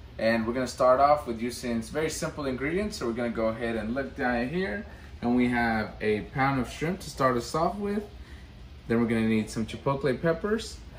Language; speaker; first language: English; early bilingual, other home language; Spanish